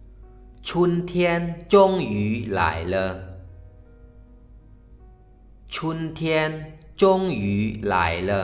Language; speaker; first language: Chinese; non-native, fluent; Lao